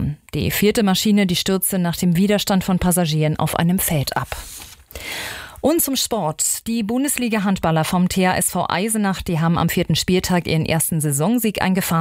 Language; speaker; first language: German; native; German